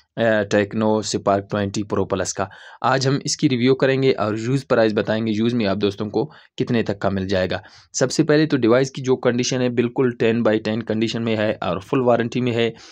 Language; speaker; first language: Urdu; non-native, local second language; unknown